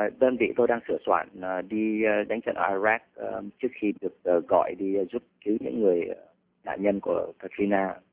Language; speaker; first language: Vietnamese; early bilingual, heritage; Vietnamese